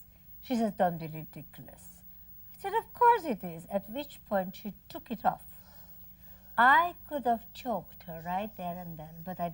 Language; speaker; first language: English; non-native, fluent; Hungarian